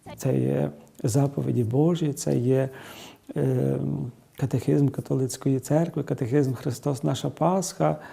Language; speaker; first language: Ukrainian; native; Ukrainian